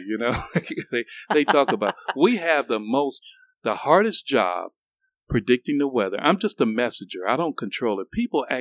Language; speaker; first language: English; native; English